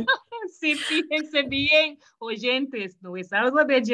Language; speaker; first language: Spanish; non-native, fluent; English